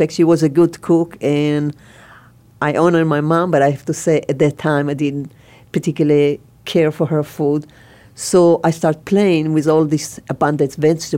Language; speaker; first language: English; non-native, learner; Hebrew